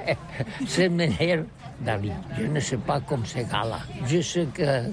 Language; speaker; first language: French; non-native, learner; Catalan